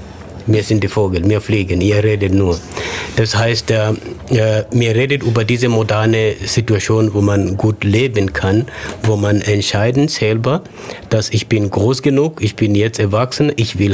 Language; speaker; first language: German; non-native, fluent; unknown